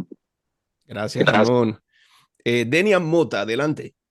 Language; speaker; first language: Spanish; native; Spanish